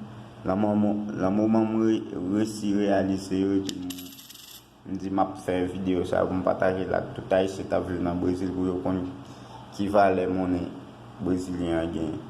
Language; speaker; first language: French; non-native, learner; Haitian Creole